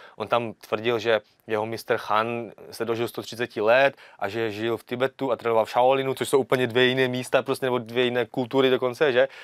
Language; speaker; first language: Czech; early bilingual, other home language; Vietnamese